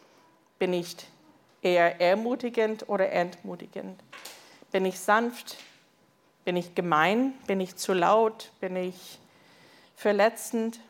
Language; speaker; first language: German; non-native, fluent; English